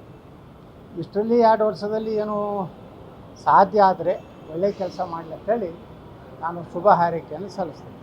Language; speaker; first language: Kannada; native; Kannada